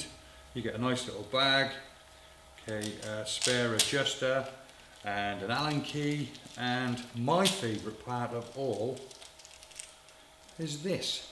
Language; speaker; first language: English; native; English